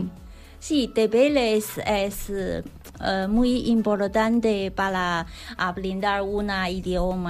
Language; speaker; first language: Spanish; non-native, learner; Chinese